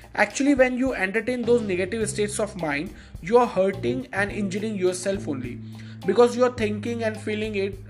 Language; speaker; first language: English; non-native, local second language; Hindi